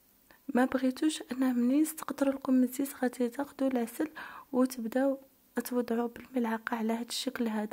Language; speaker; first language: Arabic; native; Arabic